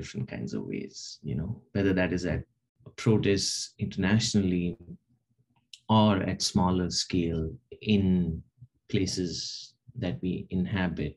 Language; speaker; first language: English; non-native, local second language; Telugu